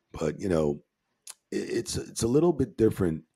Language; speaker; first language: English; native; English